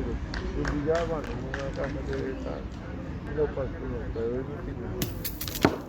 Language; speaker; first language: Spanish; non-native, local second language; Galician